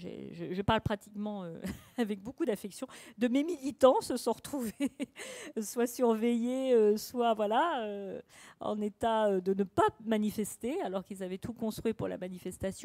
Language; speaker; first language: French; native; French